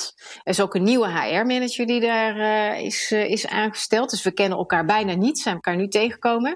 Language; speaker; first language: Dutch; native; Dutch